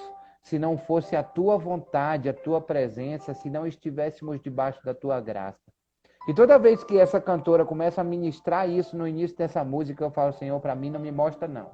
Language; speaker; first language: Portuguese; native; Portuguese